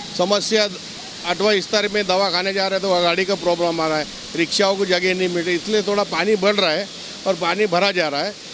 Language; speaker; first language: Hindi; non-native, local second language; Gujarati